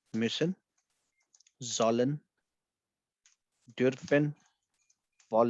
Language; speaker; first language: German; non-native, fluent; Hindi